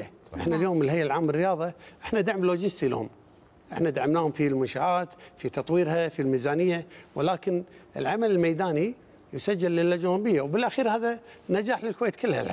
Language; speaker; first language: Arabic; native; Arabic